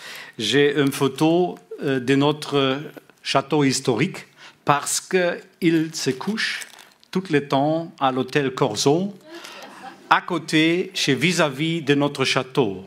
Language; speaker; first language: French; non-native, learner; German